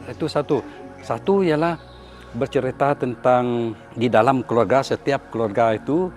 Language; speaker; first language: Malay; non-native, local second language; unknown